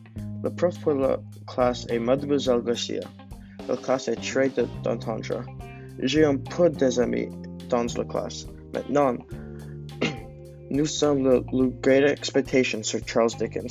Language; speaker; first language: French; non-native, learner; English